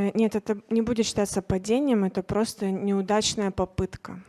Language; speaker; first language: Russian; native; Russian